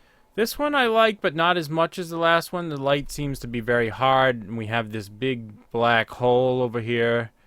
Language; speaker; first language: English; native; English